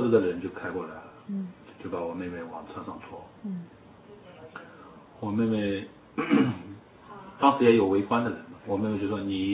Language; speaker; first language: Chinese; native; Chinese